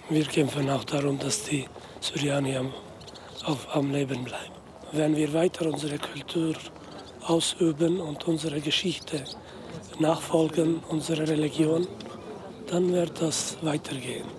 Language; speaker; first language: German; non-native, fluent; Aramaic